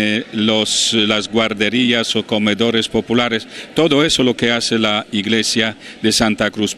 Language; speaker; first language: Spanish; non-native, fluent; Polish